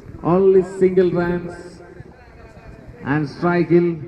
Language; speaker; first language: English; non-native, local second language; Malayalam